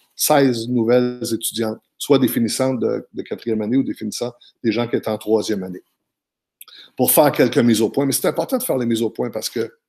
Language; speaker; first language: French; native; French